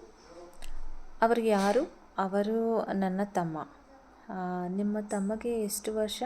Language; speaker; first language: Kannada; non-native, learner; Telugu